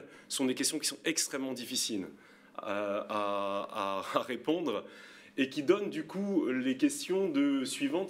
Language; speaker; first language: French; native; French